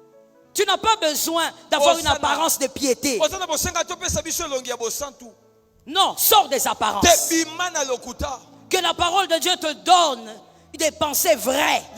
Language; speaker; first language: French; non-native, local second language; Lingala